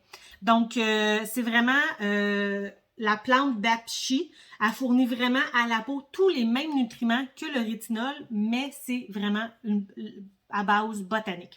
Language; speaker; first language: French; native; French